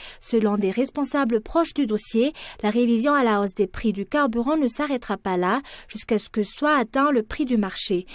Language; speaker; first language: French; non-native, local second language; Malagasy